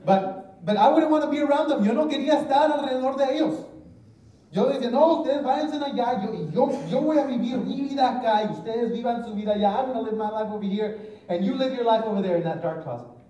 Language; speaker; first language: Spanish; early bilingual, heritage; English